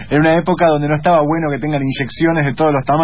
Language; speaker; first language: Spanish; native; Spanish